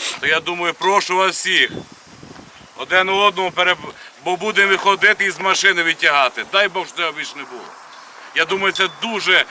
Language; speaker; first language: Ukrainian; native; Ukrainian